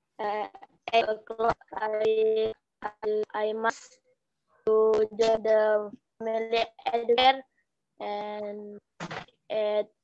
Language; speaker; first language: English; non-native, learner; Indonesian